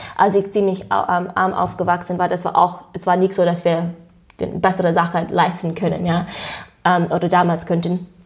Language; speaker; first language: German; non-native, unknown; English